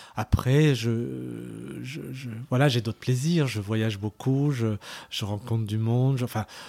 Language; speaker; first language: French; early bilingual, other home language; Arabic